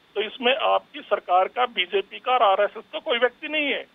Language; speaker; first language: Hindi; native; Hindi